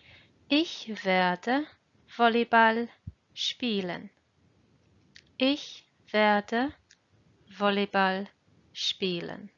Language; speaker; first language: German; non-native, fluent; English